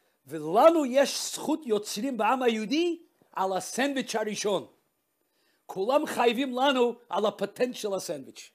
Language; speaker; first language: Hebrew; non-native, fluent; Russian